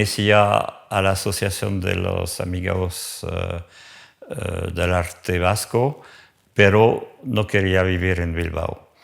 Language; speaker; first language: Spanish; non-native, fluent; French